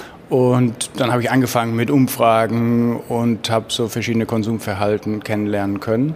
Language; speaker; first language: German; native; German